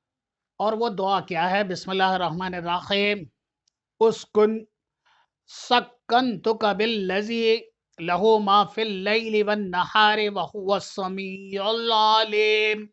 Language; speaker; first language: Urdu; native; Urdu